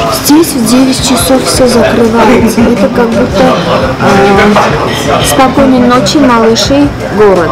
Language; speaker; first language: Russian; non-native, fluent; Armenian